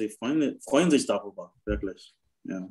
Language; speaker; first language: German; non-native, fluent; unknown